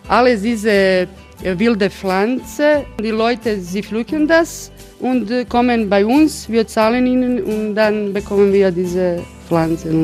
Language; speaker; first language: German; non-native, fluent; Croatian